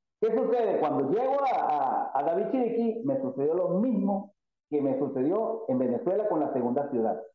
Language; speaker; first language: Spanish; native; Spanish